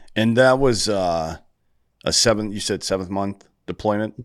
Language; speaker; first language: English; native; English